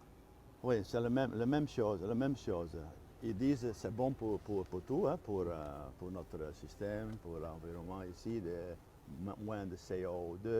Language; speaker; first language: French; non-native, fluent; Dutch